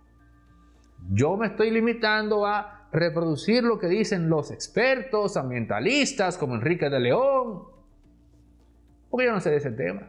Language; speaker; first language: Spanish; native; Spanish